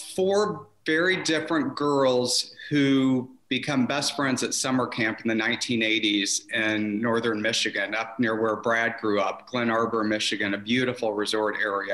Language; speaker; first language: English; native; English